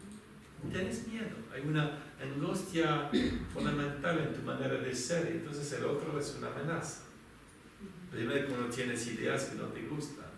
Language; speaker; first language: Spanish; non-native, fluent; French